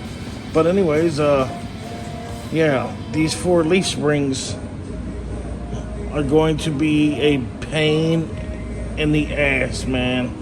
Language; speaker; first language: English; native; English